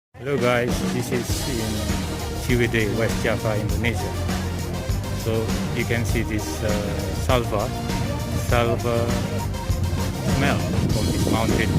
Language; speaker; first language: English; non-native, learner; Indonesian